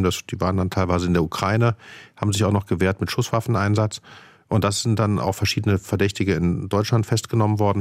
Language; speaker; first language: German; native; German